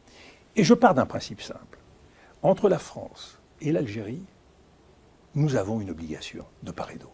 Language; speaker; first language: French; native; French